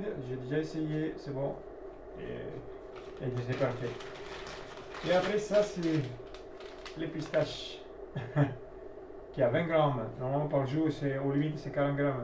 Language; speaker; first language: French; non-native, learner; Italian